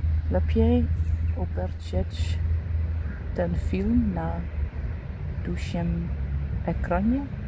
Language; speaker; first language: Polish; non-native, learner; Dutch